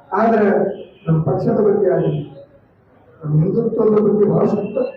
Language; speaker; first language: Kannada; non-native, local second language; Lambadi